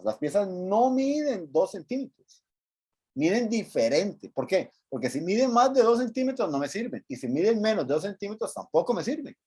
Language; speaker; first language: Spanish; native; Spanish